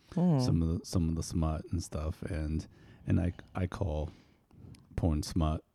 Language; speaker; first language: English; native; English